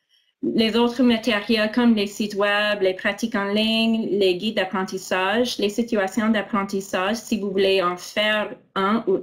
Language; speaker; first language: French; non-native, local second language; English